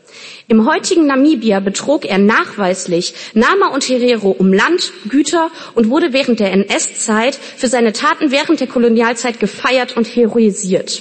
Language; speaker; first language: German; native; German